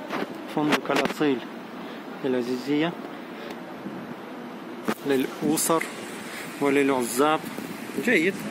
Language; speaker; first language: Arabic; non-native, learner; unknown